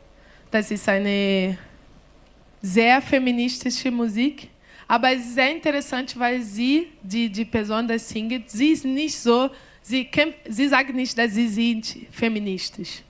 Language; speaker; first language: German; non-native, learner; Portuguese